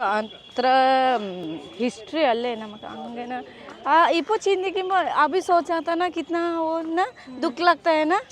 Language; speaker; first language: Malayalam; non-native, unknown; Nepali